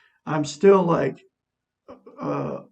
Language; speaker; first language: English; native; English